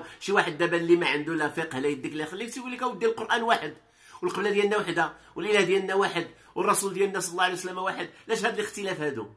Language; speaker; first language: Arabic; native; Arabic